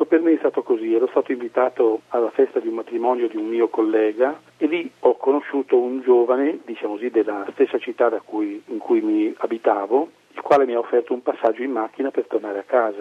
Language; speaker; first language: Italian; native; Italian